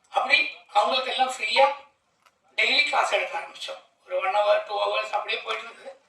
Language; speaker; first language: Tamil; non-native, local second language; Malayalam